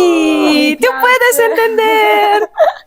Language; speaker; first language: Spanish; non-native, learner; Arabic